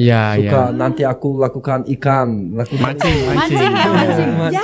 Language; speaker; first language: Indonesian; non-native, learner; Turkish